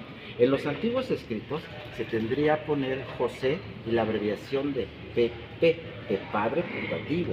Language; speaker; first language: Spanish; native; Spanish